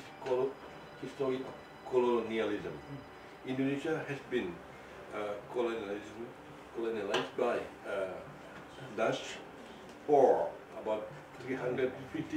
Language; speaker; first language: English; non-native, fluent; Indonesian